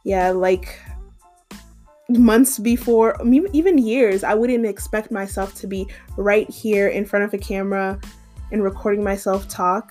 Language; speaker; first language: English; native; English